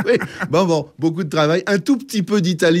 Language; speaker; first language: French; native; French